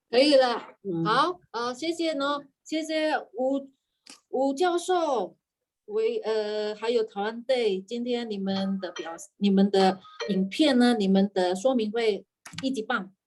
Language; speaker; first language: Chinese; non-native, fluent; Indonesian